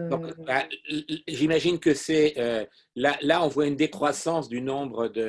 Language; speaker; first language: French; native; French